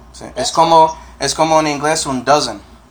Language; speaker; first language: Spanish; non-native, fluent; English